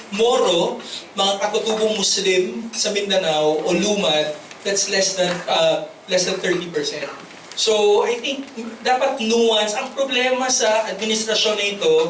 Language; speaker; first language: Filipino; non-native, local second language; Cebuano